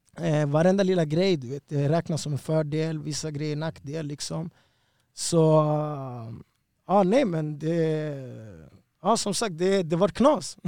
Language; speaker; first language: Swedish; early bilingual, other home language; Spanish